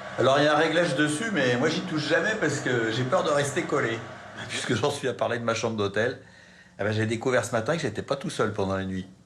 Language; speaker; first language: French; native; French